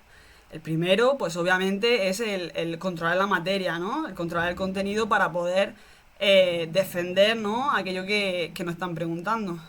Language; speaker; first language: Spanish; native; Spanish